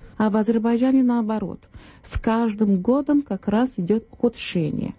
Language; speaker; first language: Russian; non-native, local second language; Azerbaijani